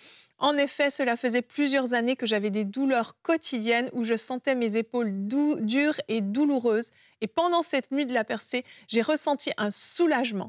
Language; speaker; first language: French; native; French